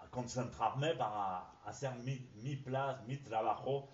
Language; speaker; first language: Spanish; non-native, fluent; French